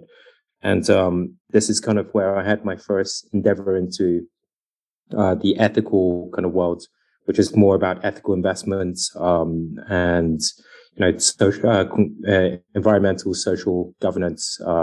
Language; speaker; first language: English; native; English